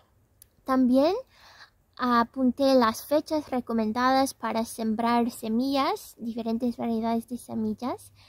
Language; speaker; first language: Spanish; non-native, fluent; English